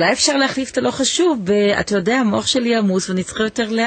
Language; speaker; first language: Hebrew; native; Hebrew